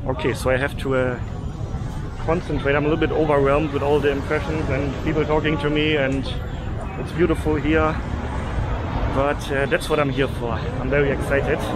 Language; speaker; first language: English; non-native, fluent; German